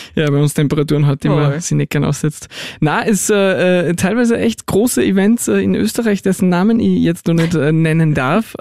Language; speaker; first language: German; native; German